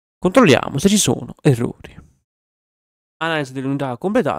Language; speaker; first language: Italian; native; Italian